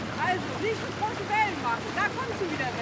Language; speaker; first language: German; native; German